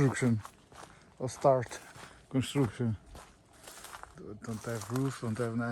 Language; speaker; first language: English; non-native, learner; Portuguese